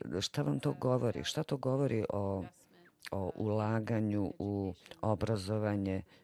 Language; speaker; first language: Bosnian; non-native, fluent; English